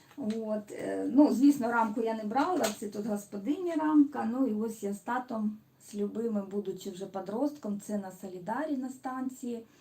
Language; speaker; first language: Ukrainian; non-native, local second language; Russian